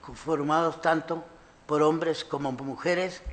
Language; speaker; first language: Spanish; native; Spanish